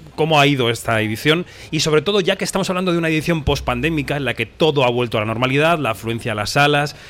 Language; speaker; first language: Spanish; native; Spanish